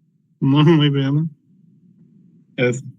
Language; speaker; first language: Spanish; non-native, learner; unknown